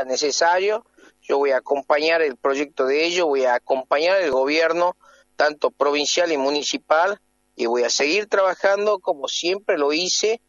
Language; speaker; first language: Spanish; native; Spanish